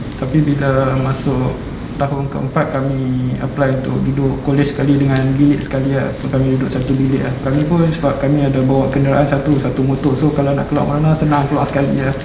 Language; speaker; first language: Malay; native; Malay